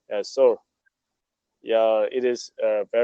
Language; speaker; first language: English; non-native, learner; Burmese